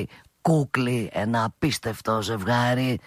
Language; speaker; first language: Greek; native; Greek